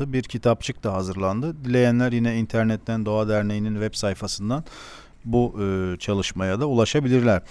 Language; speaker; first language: Turkish; native; Turkish